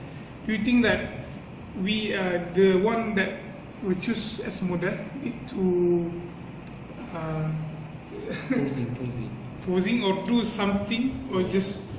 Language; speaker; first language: English; non-native, local second language; Malay